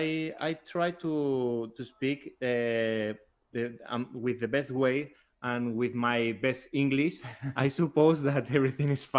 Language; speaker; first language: English; non-native, learner; Spanish